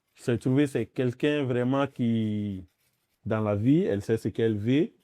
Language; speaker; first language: French; non-native, local second language; Dyula